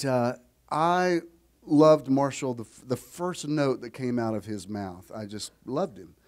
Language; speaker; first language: English; native; English